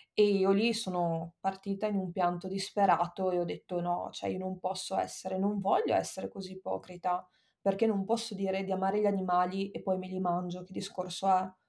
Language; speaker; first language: Italian; native; Italian